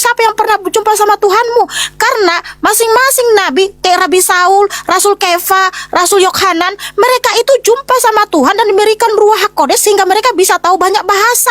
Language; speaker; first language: Indonesian; native; Indonesian